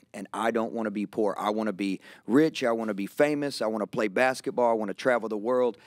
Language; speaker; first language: English; native; English